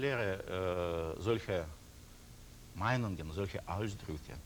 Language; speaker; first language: German; non-native, learner; Russian